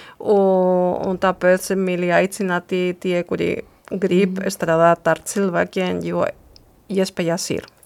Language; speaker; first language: Latvian; non-native, fluent; Spanish